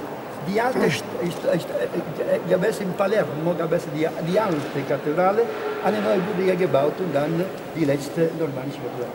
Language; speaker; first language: German; non-native, learner; Italian